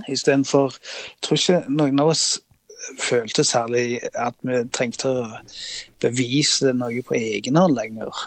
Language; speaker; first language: Norwegian; native; Norwegian